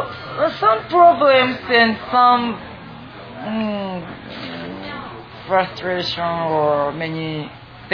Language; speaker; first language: English; non-native, fluent; Japanese